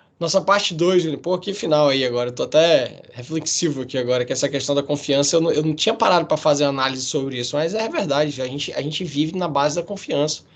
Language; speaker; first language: Portuguese; native; Portuguese